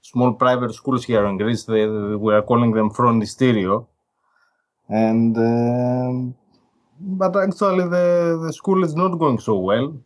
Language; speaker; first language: English; non-native, fluent; Greek